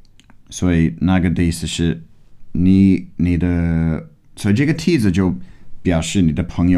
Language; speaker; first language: Chinese; non-native, fluent; English